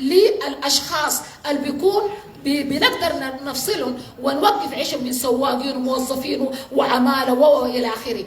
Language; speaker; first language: Arabic; native; Arabic